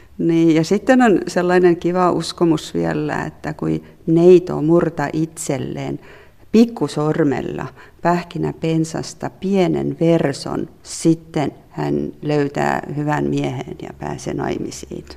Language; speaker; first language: Finnish; non-native, fluent; Estonian